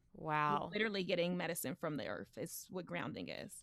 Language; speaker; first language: English; native; English